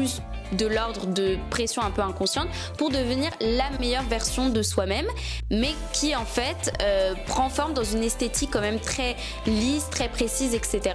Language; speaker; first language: French; native; French